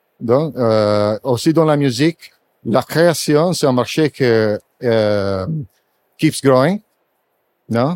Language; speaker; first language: French; non-native, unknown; Italian